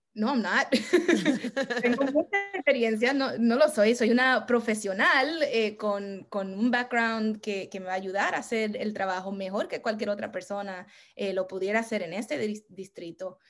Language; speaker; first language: Spanish; early bilingual, heritage; Spanish